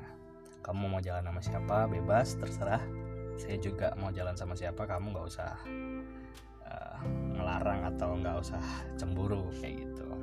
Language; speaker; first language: Indonesian; native; Indonesian